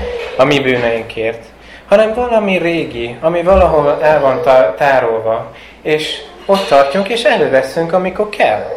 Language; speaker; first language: Hungarian; early bilingual, heritage; Hungarian